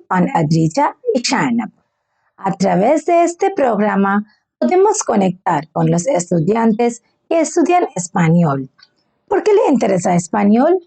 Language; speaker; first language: Spanish; non-native, learner; Bangla